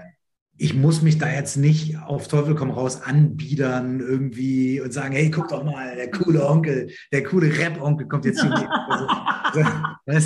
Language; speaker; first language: German; native; German